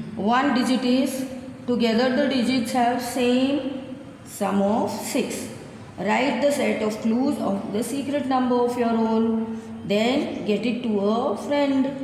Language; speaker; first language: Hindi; non-native, local second language; Gujarati